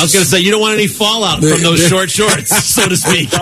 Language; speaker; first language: English; native; English